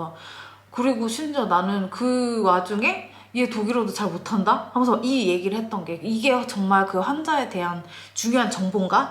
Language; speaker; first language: Korean; native; Korean